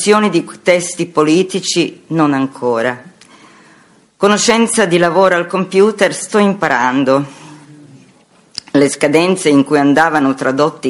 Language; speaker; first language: Italian; non-native, fluent; Croatian